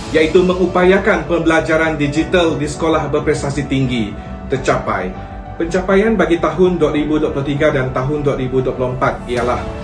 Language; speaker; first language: Malay; non-native, local second language; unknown